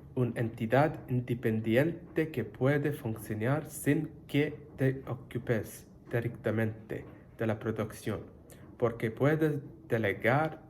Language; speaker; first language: Spanish; non-native, learner; English